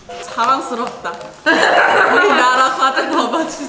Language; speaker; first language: Korean; non-native, fluent; Thai